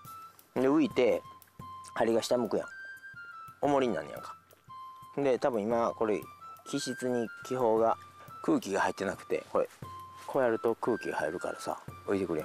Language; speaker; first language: Japanese; native; Japanese